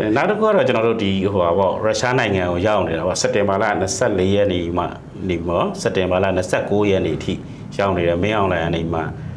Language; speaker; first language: Burmese; native; Burmese